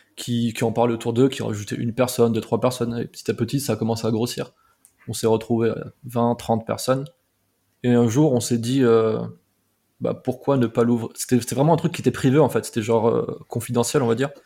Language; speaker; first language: French; native; French